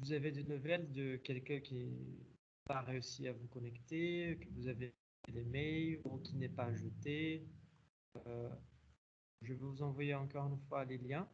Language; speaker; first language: French; non-native, fluent; Portuguese